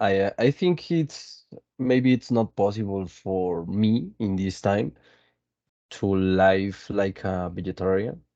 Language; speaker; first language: English; non-native, fluent; Spanish